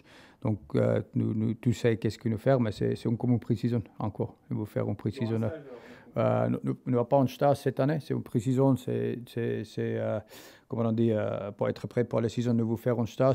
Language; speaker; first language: French; non-native, learner; English